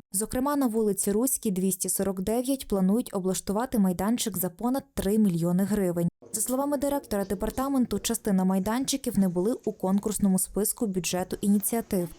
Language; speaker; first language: Ukrainian; native; Ukrainian